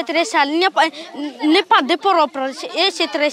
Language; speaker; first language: French; non-native, learner; Malagasy